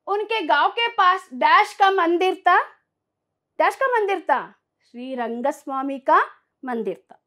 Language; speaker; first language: Hindi; non-native, local second language; Kannada